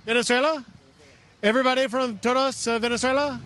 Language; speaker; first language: Spanish; non-native, learner; English